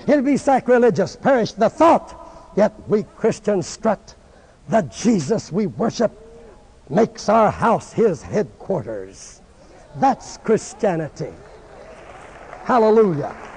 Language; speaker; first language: English; native; English